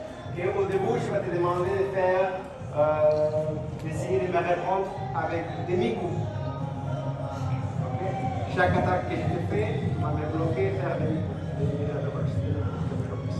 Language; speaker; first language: French; non-native, fluent; Spanish